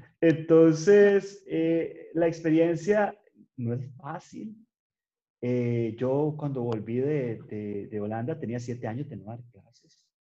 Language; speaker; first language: Spanish; native; Spanish